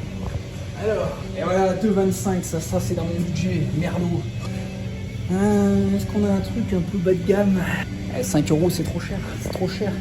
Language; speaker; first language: French; native; French